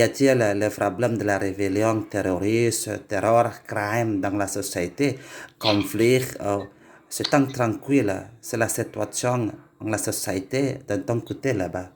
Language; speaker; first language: French; non-native, learner; Indonesian